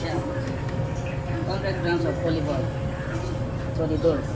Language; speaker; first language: English; non-native, learner; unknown